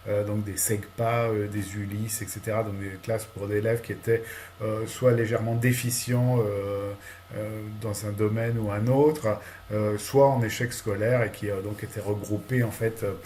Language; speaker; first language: French; native; French